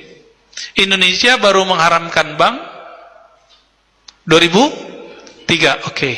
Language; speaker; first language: Indonesian; native; Indonesian